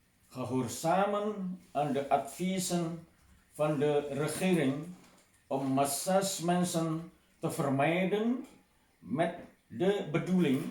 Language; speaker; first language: Dutch; non-native, fluent; Indonesian